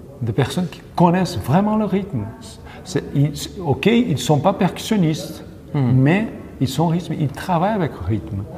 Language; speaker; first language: French; non-native, learner; Portuguese